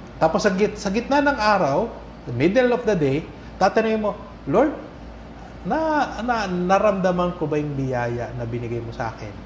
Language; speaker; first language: Filipino; native; Filipino